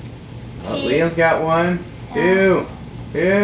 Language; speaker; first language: English; native; English